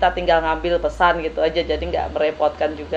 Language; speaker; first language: Indonesian; native; Indonesian